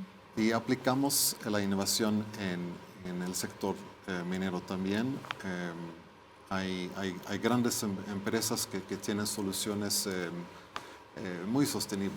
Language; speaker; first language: Spanish; non-native, fluent; Swedish